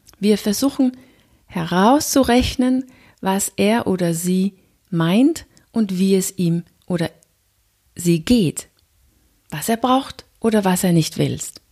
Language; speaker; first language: German; non-native, fluent; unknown